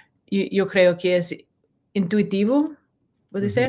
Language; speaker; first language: Spanish; non-native, learner; English